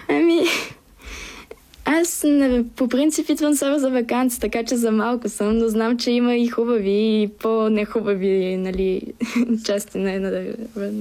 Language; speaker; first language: Bulgarian; early bilingual, heritage; Bulgarian